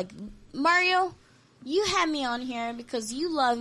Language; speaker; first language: English; early bilingual, other home language; Korean